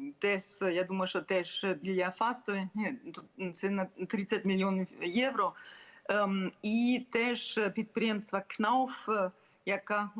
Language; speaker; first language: Ukrainian; non-native, fluent; German